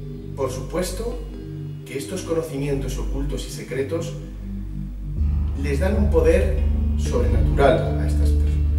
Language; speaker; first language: Spanish; native; Spanish